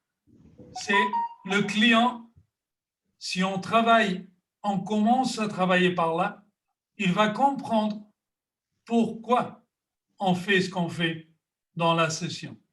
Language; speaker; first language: French; non-native, fluent; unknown